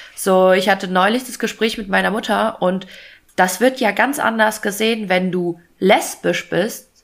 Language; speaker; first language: German; native; German